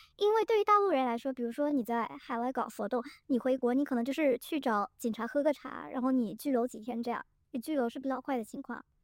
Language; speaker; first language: Chinese; native; Chinese